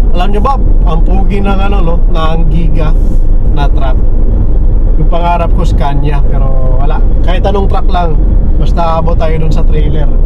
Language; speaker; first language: Filipino; native; Filipino